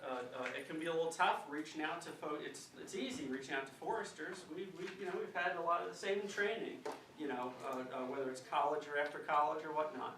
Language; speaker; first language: English; native; English